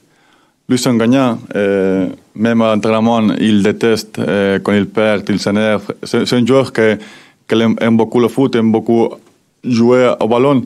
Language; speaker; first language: French; non-native, fluent; Spanish